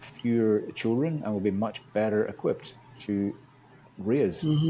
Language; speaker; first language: English; native; English